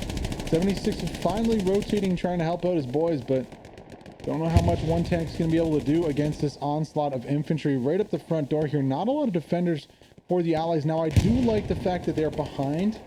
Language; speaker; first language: English; native; English